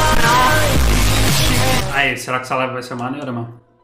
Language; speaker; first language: Portuguese; native; Portuguese